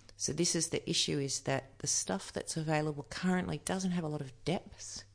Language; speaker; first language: English; native; English